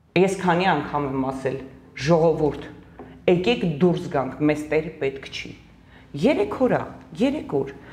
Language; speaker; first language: Armenian; native; Armenian